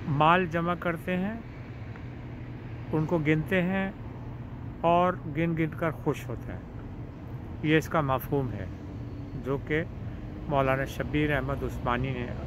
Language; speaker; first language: Urdu; native; Urdu